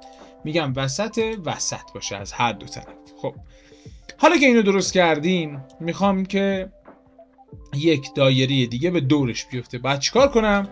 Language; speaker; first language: Persian; native; Persian